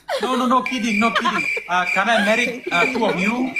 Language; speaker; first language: English; non-native, learner; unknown